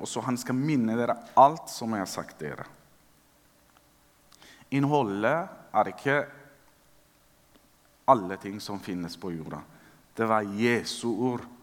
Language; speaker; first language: Norwegian; non-native, fluent; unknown